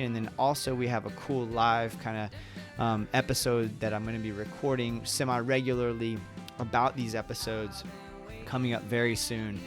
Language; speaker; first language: English; native; English